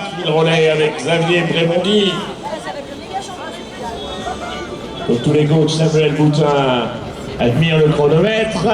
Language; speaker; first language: French; native; French